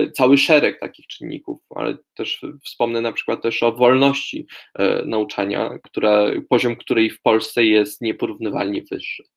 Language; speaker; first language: Polish; non-native, fluent; Russian